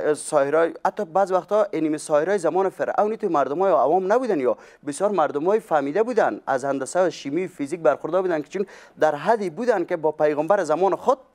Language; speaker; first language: Persian; native; Persian